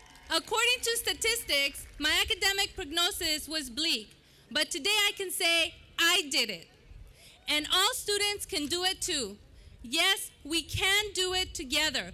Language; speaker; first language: English; early bilingual, other home language; Spanish